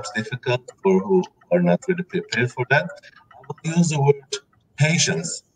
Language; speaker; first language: English; non-native, fluent; Turkish